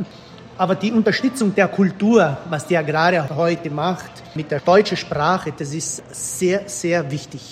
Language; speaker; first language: German; early bilingual, heritage; German